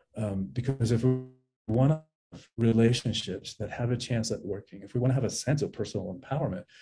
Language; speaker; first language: English; early bilingual, other home language; Spanish